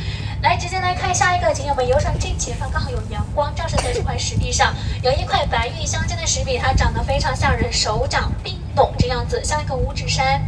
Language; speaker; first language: Chinese; native; Chinese